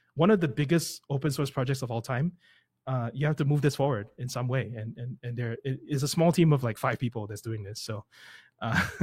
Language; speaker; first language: English; native; English